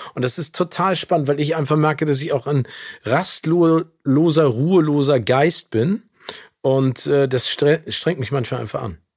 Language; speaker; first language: German; native; German